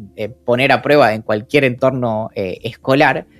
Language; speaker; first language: Spanish; native; Spanish